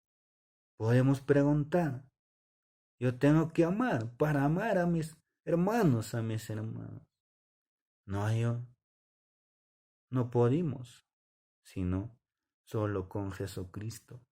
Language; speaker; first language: Spanish; non-native, local second language; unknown